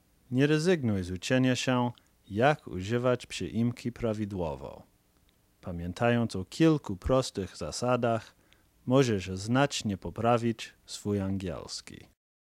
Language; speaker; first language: Polish; non-native, fluent; English